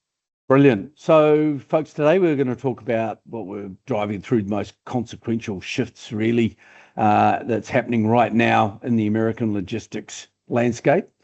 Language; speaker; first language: English; native; English